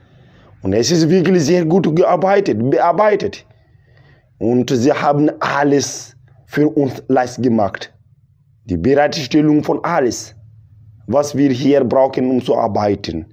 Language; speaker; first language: German; non-native, local second language; Bambara